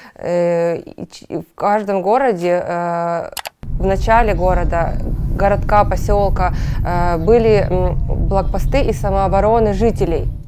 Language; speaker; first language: Russian; native; Russian